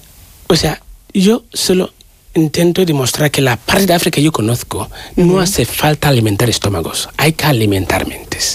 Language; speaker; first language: Spanish; non-native, fluent; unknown